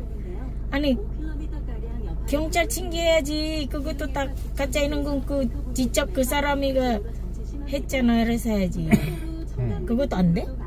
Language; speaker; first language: Korean; non-native, learner; Filipino